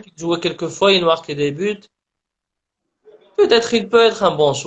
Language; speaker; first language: French; non-native, local second language; Arabic